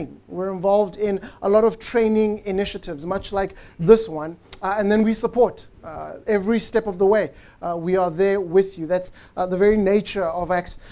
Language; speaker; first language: English; non-native, local second language; Tswana